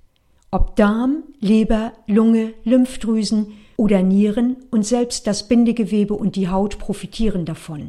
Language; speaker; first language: German; native; German